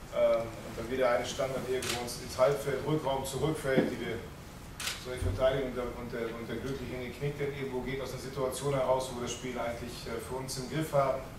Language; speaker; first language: German; native; German